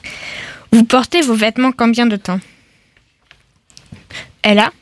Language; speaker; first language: French; non-native, learner; German